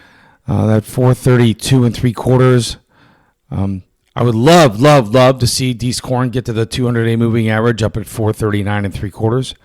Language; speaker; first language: English; native; English